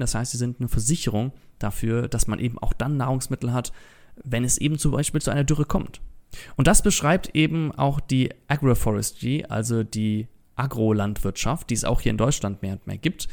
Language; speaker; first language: German; native; German